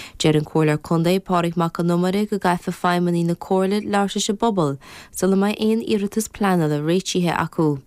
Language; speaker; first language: Irish; native; Irish